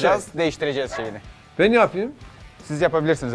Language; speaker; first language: Turkish; native; Turkish